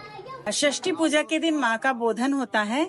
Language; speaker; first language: Hindi; non-native, local second language; Bangla